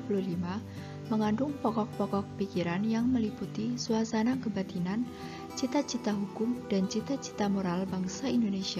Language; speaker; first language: Indonesian; native; Indonesian